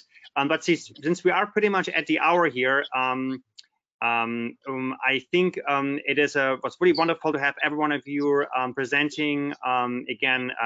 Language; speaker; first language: English; non-native, fluent; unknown